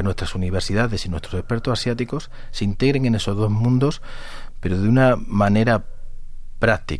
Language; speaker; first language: Spanish; native; Spanish